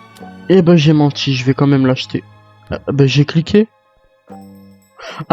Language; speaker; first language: French; native; French